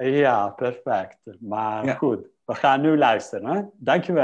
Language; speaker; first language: Dutch; non-native, fluent; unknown